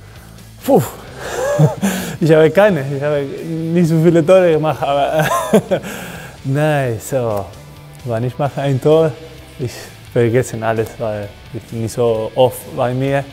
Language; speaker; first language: German; non-native, learner; Spanish